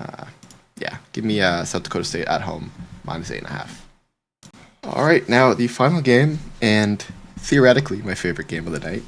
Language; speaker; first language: English; native; English